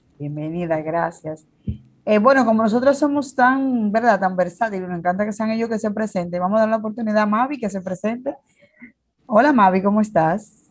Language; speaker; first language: Spanish; native; Spanish